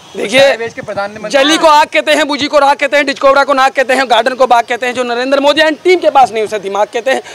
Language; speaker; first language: Hindi; native; Hindi